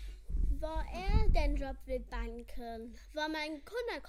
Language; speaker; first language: Danish; non-native, local second language; German